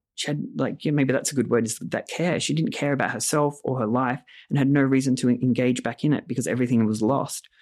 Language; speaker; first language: English; native; English